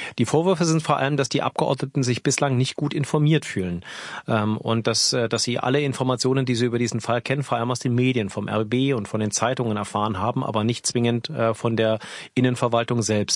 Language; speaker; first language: German; native; German